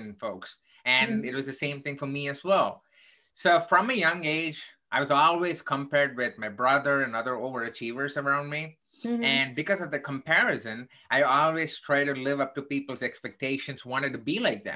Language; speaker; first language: English; non-native, local second language; Tamil